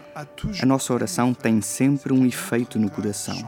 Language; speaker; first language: Portuguese; non-native, fluent; Luxembourgish